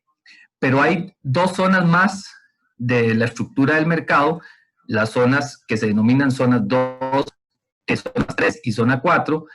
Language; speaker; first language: Spanish; native; Spanish